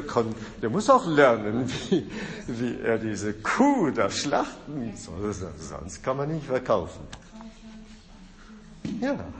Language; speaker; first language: German; non-native, fluent; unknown